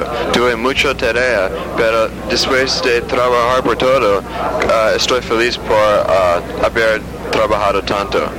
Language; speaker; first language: Spanish; non-native, learner; English